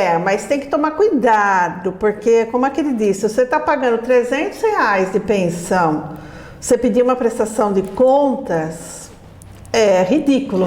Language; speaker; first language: Portuguese; native; Portuguese